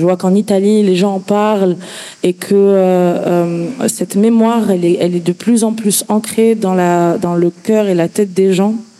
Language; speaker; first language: French; non-native, local second language; Arabic